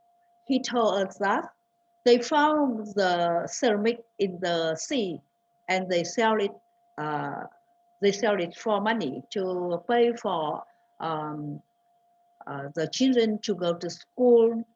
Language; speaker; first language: English; non-native, fluent; Vietnamese